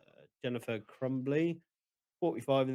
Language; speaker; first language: English; native; English